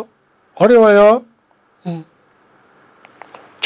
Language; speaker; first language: Korean; non-native, fluent; Bangla